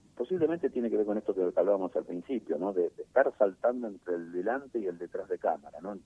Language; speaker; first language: Spanish; native; Spanish